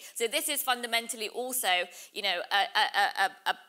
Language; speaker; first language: English; native; English